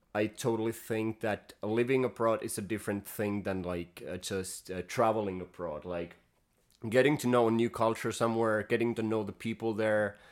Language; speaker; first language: English; non-native, fluent; Finnish